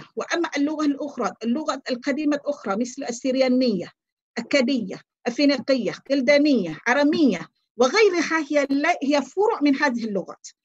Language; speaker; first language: Arabic; non-native, fluent; Malay